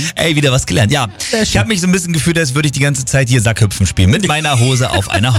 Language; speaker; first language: German; native; German